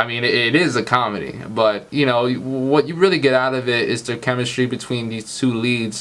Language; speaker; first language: English; native; English